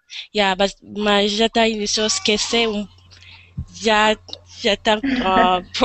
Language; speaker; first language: Portuguese; non-native, learner; Lingala